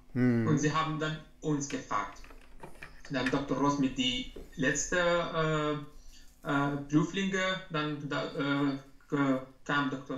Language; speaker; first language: German; non-native, learner; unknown